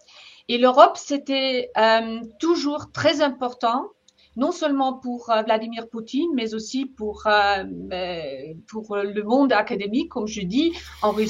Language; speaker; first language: French; non-native, fluent; German